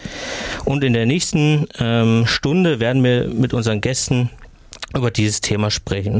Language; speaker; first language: German; native; German